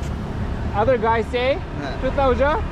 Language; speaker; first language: English; non-native, learner; Korean